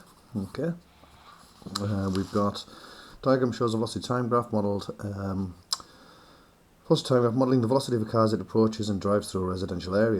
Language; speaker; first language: English; native; English